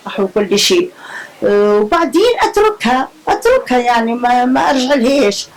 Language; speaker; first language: Arabic; native; Arabic